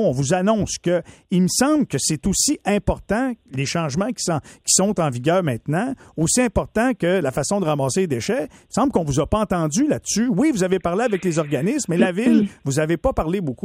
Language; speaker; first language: French; native; French